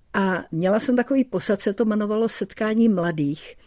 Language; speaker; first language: Czech; early bilingual, heritage; Czech